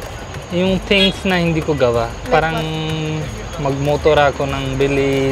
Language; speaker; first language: Filipino; non-native, learner; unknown